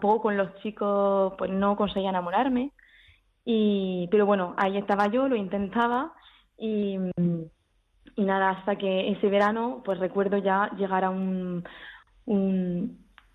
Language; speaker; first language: Spanish; early bilingual, heritage; French